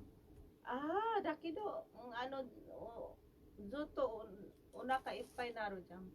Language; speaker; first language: Japanese; non-native, fluent; Filipino